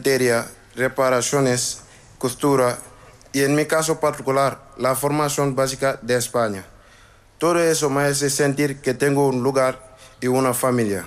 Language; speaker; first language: Spanish; non-native, learner; Wolof